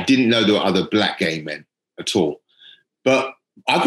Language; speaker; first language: English; native; English